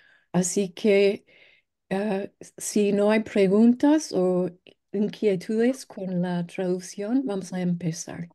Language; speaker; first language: Spanish; non-native, fluent; English